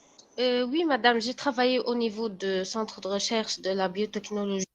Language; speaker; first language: French; non-native, local second language; Arabic